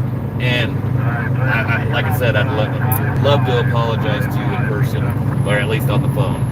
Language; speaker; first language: English; native; English